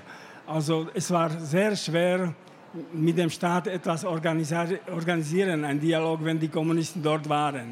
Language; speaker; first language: German; non-native, fluent; Slovak